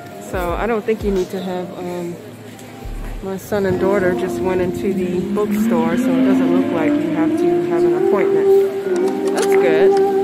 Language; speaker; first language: English; native; English